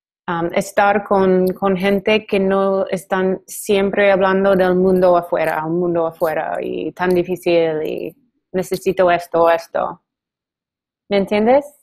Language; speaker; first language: Spanish; non-native, learner; English